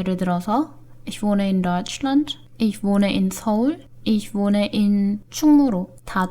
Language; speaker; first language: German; non-native, fluent; Korean